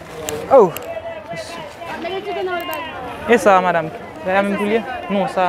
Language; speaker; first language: English; non-native, fluent; Haitian Creole